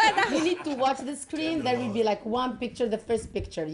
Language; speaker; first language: English; non-native, fluent; Arabic